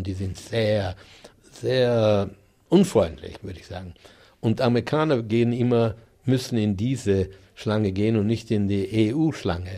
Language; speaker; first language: German; native; German